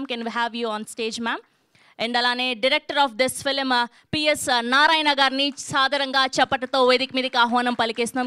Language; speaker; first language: Telugu; native; Telugu